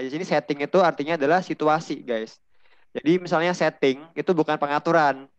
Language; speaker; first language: Indonesian; native; Indonesian